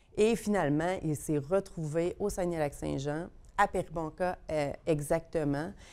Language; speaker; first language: French; native; French